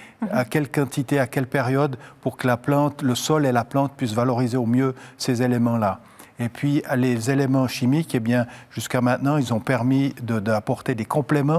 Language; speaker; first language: French; native; French